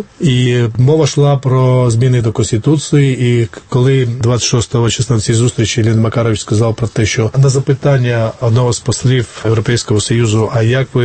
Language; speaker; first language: Ukrainian; non-native, fluent; Georgian